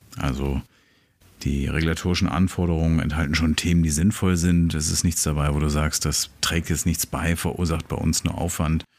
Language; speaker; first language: German; native; German